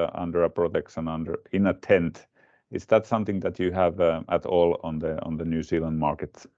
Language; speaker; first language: English; non-native, fluent; Finnish